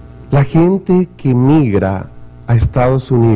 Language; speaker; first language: Spanish; native; Spanish